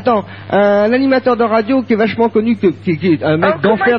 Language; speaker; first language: French; native; French